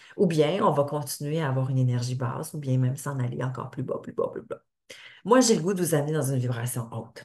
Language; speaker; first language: French; native; French